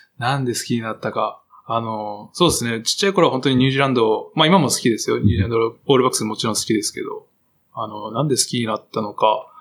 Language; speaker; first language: Japanese; native; Japanese